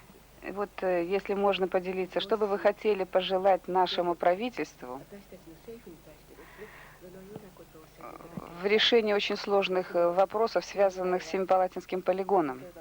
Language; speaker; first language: Russian; native; Russian